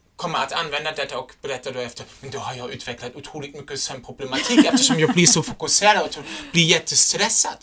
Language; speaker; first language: Swedish; non-native, fluent; German